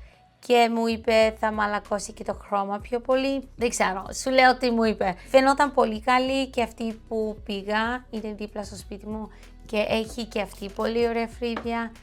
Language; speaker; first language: Greek; early bilingual, heritage; Greek